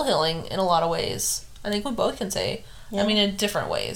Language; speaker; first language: English; native; English